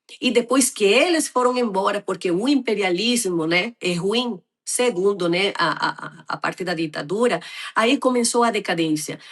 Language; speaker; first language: Portuguese; non-native, fluent; Spanish